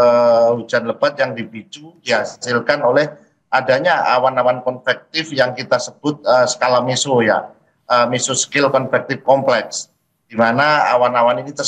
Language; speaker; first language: Indonesian; native; Indonesian